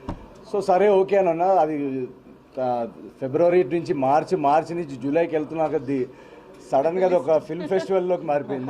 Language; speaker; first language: Telugu; native; Telugu